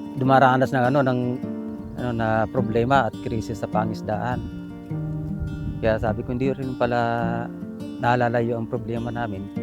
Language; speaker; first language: Filipino; non-native, local second language; Bikol